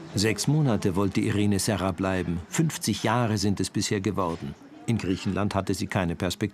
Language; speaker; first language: German; native; German